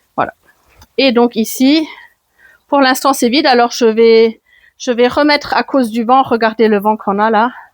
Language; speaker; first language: French; non-native, fluent; German